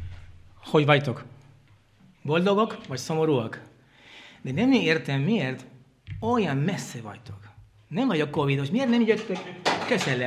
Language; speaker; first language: Hungarian; non-native, learner; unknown